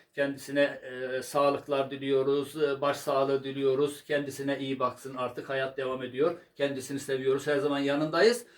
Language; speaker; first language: Turkish; native; Turkish